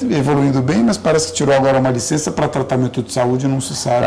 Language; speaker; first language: Portuguese; native; Portuguese